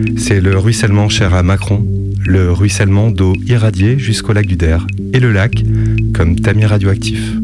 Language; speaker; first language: French; native; French